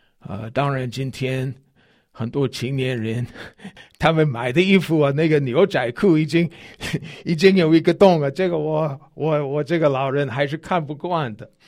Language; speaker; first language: Chinese; non-native, fluent; English